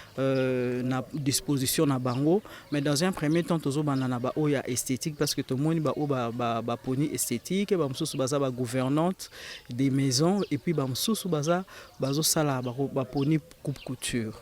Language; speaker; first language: Lingala; native; Lingala